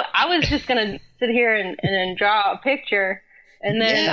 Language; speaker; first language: English; native; English